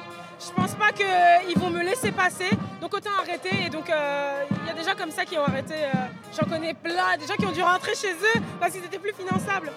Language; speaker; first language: French; native; French